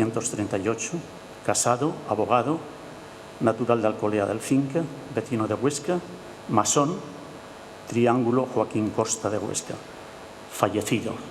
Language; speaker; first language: Spanish; native; Spanish